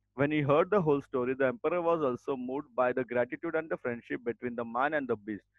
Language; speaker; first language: English; non-native, local second language; Marathi